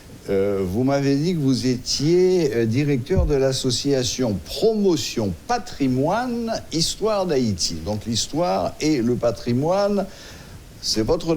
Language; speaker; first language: French; non-native, local second language; Haitian Creole